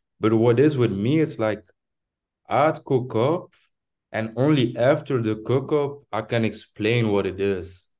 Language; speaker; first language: English; non-native, fluent; French